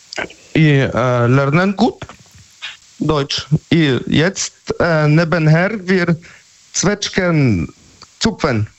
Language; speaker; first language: German; non-native, learner; Polish